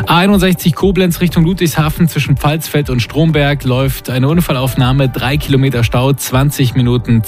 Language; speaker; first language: German; native; German